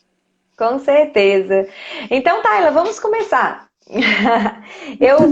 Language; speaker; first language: Portuguese; native; Portuguese